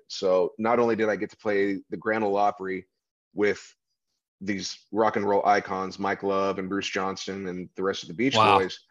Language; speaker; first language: English; native; English